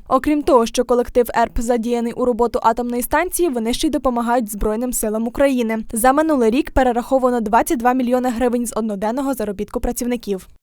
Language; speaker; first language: Ukrainian; native; Ukrainian